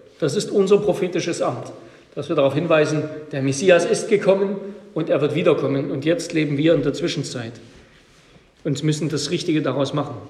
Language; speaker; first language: German; native; German